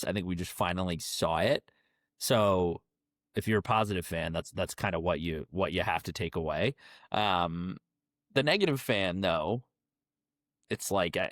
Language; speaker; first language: English; native; English